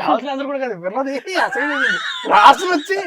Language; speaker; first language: Telugu; native; Telugu